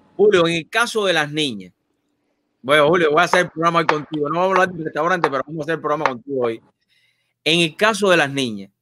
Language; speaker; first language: Spanish; native; Spanish